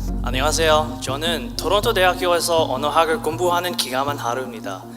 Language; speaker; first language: Korean; non-native, learner; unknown